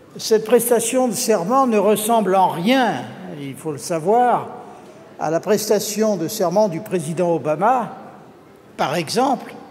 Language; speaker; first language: French; native; French